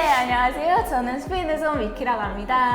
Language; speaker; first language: Korean; non-native, fluent; Spanish